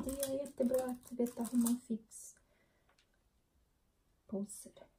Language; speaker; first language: Swedish; non-native, learner; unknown